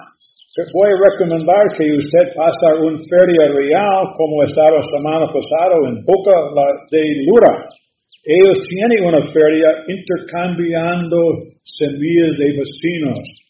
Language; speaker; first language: Spanish; non-native, learner; English